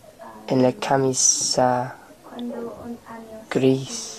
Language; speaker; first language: Spanish; non-native, learner; English